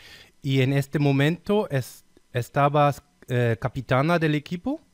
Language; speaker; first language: Spanish; non-native, fluent; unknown